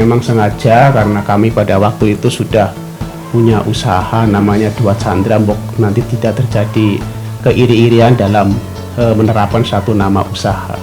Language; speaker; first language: Indonesian; non-native, local second language; Javanese